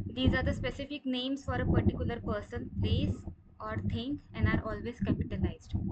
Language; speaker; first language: English; non-native, local second language; Marathi